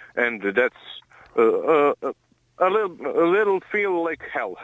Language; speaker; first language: English; non-native, learner; Croatian